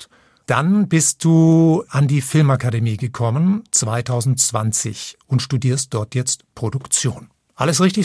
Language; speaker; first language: German; native; German